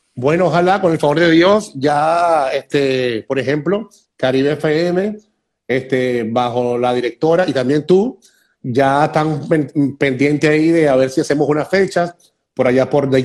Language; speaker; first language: Spanish; native; Spanish